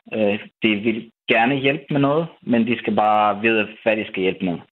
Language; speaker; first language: Danish; non-native, fluent; Ukrainian